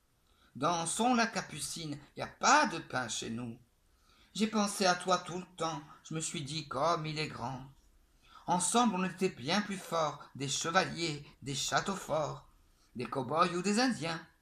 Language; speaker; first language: French; native; French